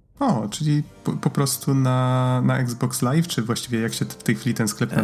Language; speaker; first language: Polish; native; Polish